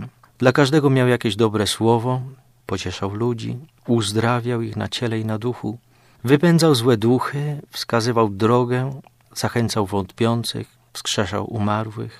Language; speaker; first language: Polish; native; Polish